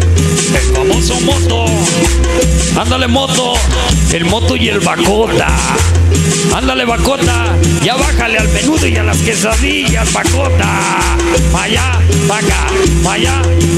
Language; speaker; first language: Spanish; native; Spanish